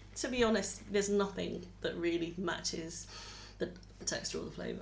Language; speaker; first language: English; native; English